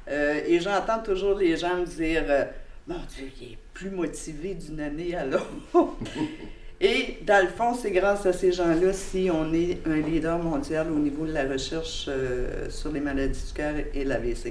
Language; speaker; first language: French; native; French